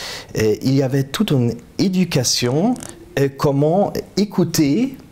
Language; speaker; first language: French; non-native, fluent; German